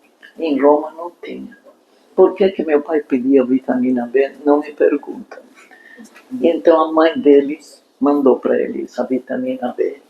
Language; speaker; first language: Portuguese; non-native, fluent; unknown